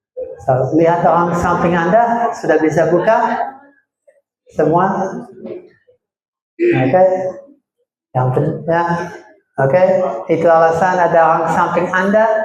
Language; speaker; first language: Indonesian; non-native, fluent; English